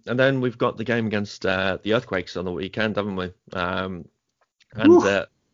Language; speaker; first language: English; native; English